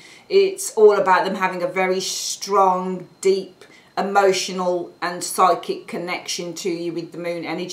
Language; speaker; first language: English; native; English